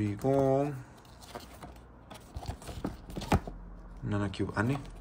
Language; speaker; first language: Korean; non-native, learner; Spanish